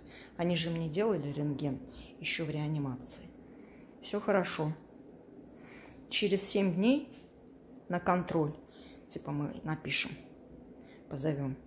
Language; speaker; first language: Russian; native; Russian